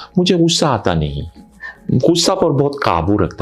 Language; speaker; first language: Hindi; non-native, fluent; Morisyen